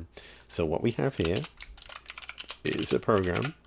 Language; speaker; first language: English; native; English